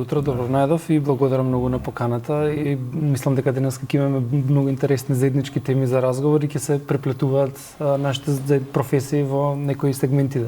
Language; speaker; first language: Macedonian; native; Macedonian